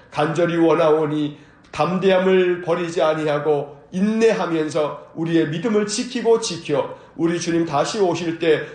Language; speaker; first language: Korean; native; Korean